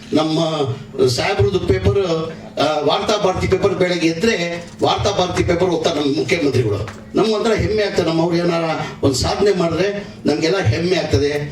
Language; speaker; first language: Kannada; non-native, local second language; Urdu